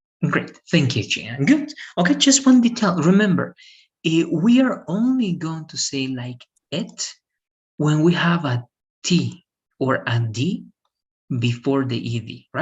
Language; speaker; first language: English; non-native, fluent; Spanish